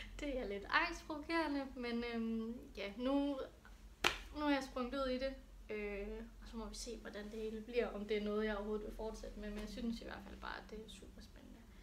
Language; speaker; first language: Danish; early bilingual, other home language; Thai